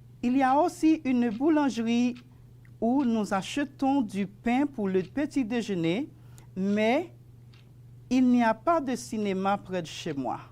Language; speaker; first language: French; non-native, fluent; Spanish